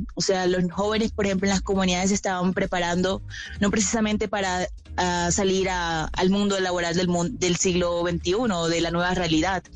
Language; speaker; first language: Spanish; native; Spanish